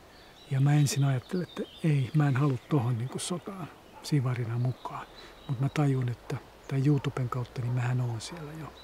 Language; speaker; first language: Finnish; native; Finnish